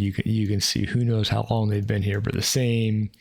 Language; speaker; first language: English; native; English